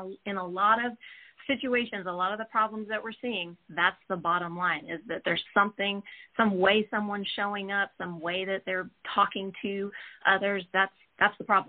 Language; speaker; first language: English; native; English